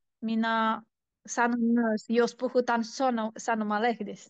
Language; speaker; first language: Finnish; non-native, learner; Turkish